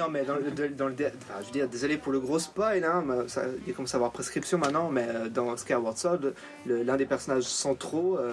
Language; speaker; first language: French; native; French